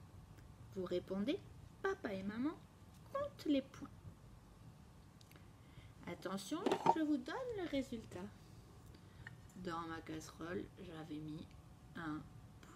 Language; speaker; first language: French; native; French